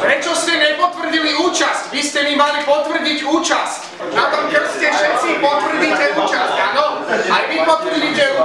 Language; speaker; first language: Slovak; native; Slovak